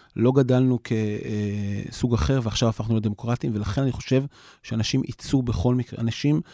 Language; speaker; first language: Hebrew; native; Hebrew